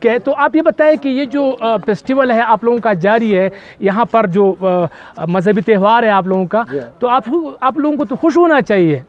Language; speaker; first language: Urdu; non-native, local second language; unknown